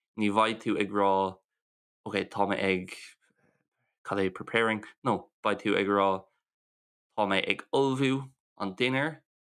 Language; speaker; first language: Irish; non-native, local second language; English